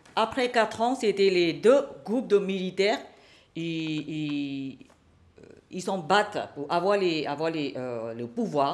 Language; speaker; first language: French; non-native, learner; Burmese